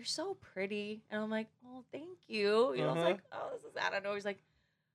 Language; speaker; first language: English; non-native, fluent; Samoan